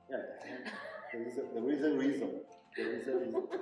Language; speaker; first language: English; non-native, local second language; Italian